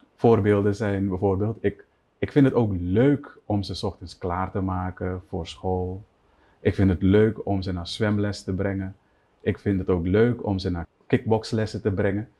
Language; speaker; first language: Dutch; native; Dutch